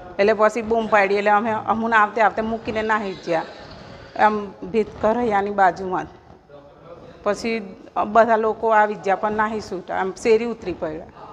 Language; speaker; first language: Gujarati; non-native, local second language; Rathawi